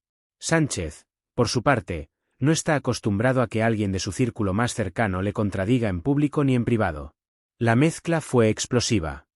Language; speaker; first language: Spanish; native; Spanish